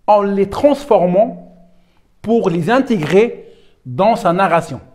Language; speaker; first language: French; non-native, local second language; Arabic